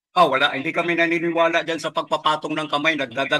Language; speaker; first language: Filipino; native; Filipino